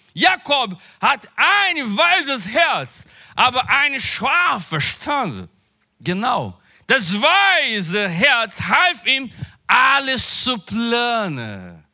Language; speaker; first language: German; non-native, learner; Portuguese